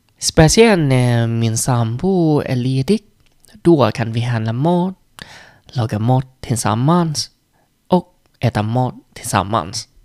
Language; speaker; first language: Swedish; non-native, learner; Vietnamese